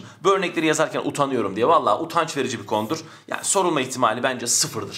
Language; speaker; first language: Turkish; native; Turkish